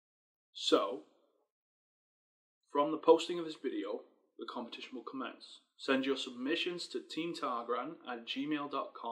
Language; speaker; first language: English; native; English